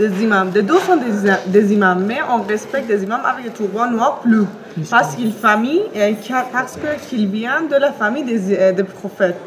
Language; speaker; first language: French; non-native, learner; Persian